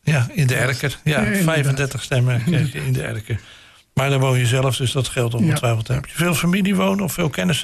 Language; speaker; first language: Dutch; native; Dutch